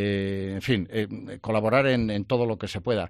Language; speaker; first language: Spanish; native; Spanish